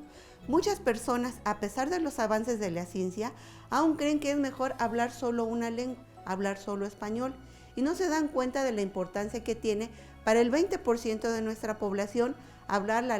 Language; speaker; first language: Spanish; native; Spanish